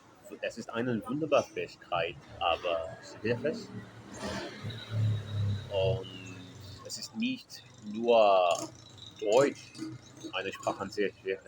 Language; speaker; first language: German; non-native, learner; Portuguese